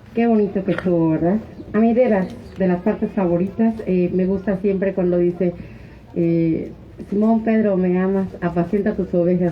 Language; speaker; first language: Spanish; native; Spanish